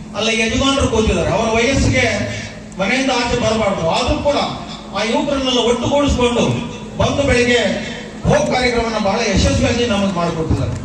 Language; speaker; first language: Kannada; non-native, local second language; Lambadi